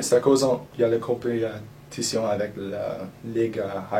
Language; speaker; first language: French; non-native, local second language; English